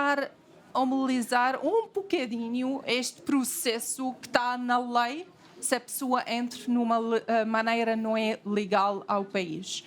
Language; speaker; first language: Portuguese; non-native, fluent; Arabic